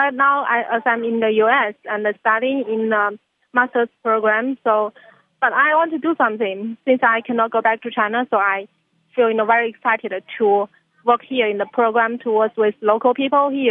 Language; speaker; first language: English; non-native, fluent; Chinese